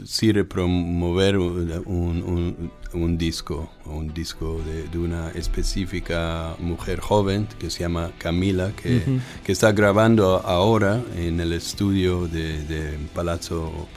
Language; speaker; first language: Spanish; non-native, fluent; English